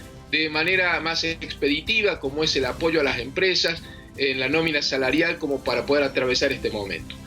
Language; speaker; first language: Spanish; native; Spanish